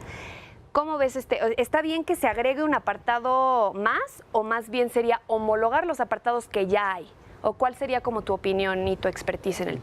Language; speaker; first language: Spanish; native; Spanish